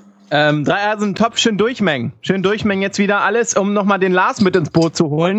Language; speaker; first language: German; native; German